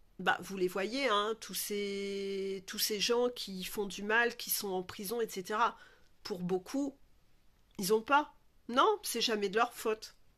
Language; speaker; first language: French; native; French